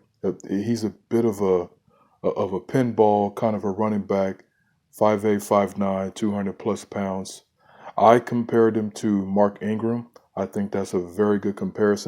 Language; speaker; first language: English; native; English